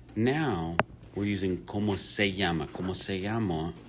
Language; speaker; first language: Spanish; non-native, fluent; English